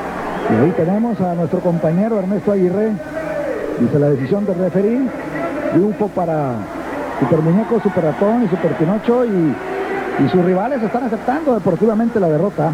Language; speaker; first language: Spanish; native; Spanish